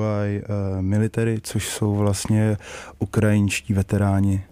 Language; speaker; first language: Czech; native; Czech